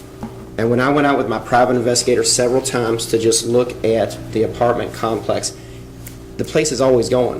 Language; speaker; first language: English; native; English